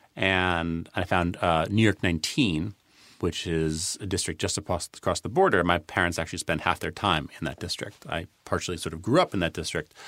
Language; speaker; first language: English; native; English